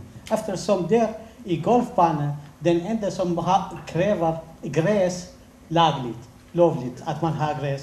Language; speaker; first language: Swedish; non-native, fluent; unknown